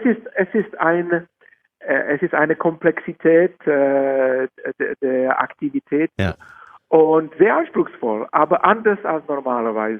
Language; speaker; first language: German; non-native, fluent; Czech